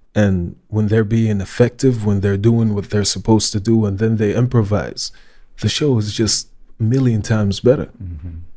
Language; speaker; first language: English; non-native, fluent; Arabic